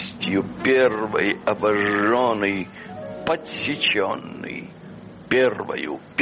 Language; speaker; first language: Russian; native; Russian